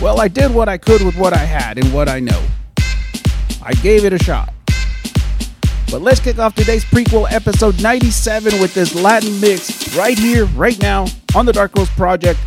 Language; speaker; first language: English; early bilingual, other home language; Spanish